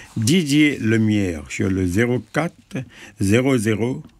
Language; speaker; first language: French; non-native, local second language; Morisyen